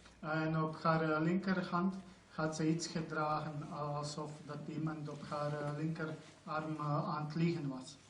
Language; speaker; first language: Dutch; non-native, fluent; Croatian